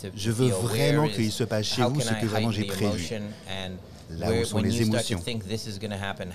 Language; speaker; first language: French; non-native, fluent; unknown